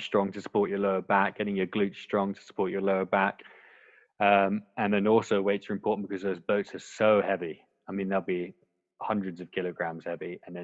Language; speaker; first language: English; native; English